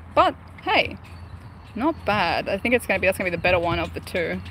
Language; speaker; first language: English; native; English